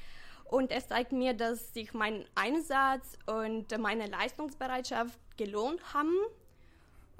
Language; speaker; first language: German; non-native, fluent; Bulgarian